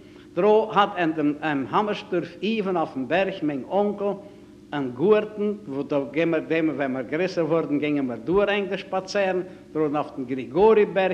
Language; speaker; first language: German; native; German